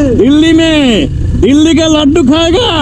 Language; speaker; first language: Hindi; non-native, learner; Bangla